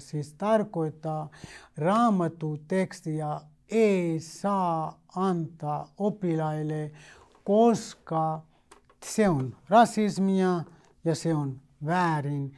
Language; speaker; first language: Finnish; non-native, fluent; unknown